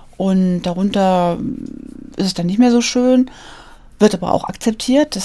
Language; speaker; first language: German; native; German